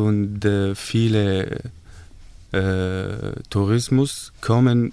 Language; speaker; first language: German; non-native, learner; Arabic